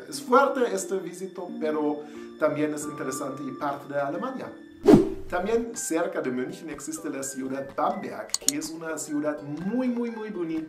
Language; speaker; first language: Spanish; non-native, learner; German